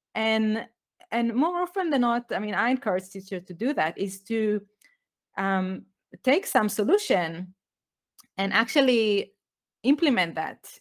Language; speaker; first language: English; non-native, fluent; Hebrew